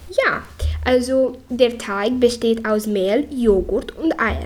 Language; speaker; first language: German; non-native, local second language; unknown